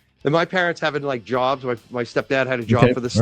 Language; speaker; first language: English; native; English